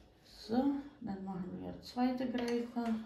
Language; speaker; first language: German; non-native, fluent; Croatian